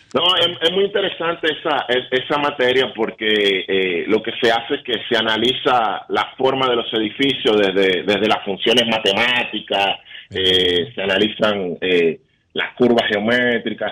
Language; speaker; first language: Spanish; native; Spanish